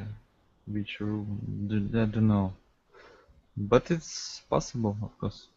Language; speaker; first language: English; non-native, learner; Russian